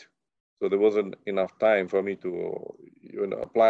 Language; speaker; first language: English; non-native, local second language; Malay